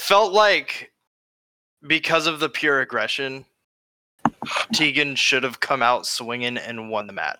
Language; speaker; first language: English; native; English